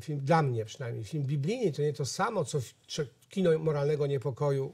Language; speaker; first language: Polish; native; Polish